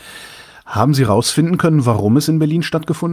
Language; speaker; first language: German; native; German